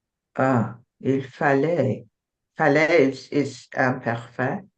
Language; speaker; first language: French; non-native, learner; English